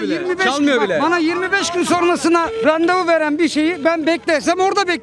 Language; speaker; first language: Turkish; native; Turkish